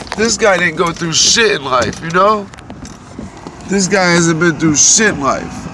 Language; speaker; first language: English; native; English